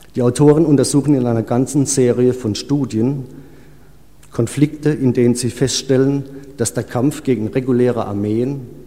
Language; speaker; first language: German; native; German